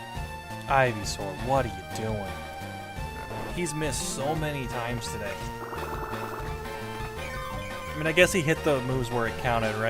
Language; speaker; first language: English; native; English